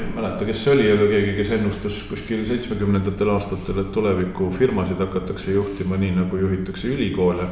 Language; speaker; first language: Estonian; native; Estonian